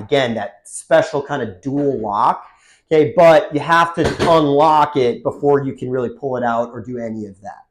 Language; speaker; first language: English; native; English